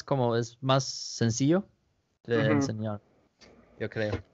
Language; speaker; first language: Spanish; non-native, learner; Danish